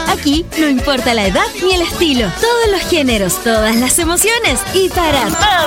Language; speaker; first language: Spanish; native; Spanish